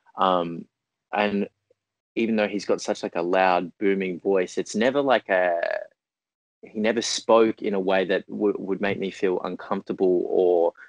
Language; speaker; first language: English; native; English